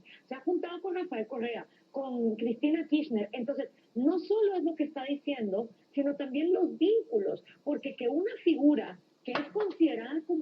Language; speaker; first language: Spanish; native; Spanish